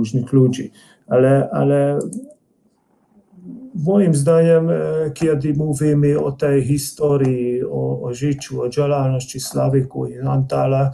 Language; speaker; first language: Polish; non-native, fluent; Hungarian